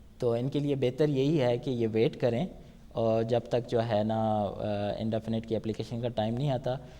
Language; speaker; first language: Urdu; native; Urdu